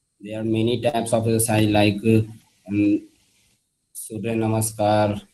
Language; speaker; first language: English; non-native, learner; Hindi